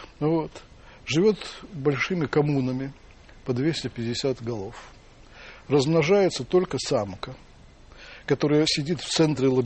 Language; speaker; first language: Russian; native; Russian